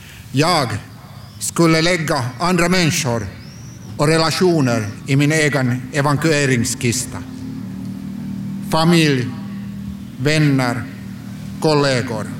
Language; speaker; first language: Swedish; non-native, local second language; Finnish